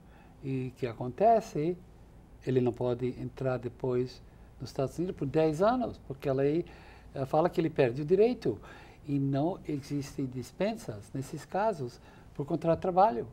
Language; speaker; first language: Portuguese; non-native, fluent; English